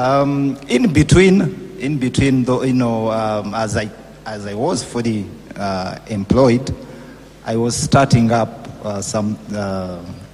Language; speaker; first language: English; non-native, local second language; Nyankole